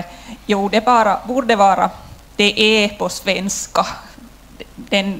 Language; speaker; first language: Swedish; non-native, local second language; Finnish